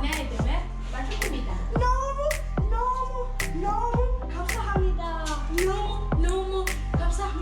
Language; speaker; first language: Korean; non-native, learner; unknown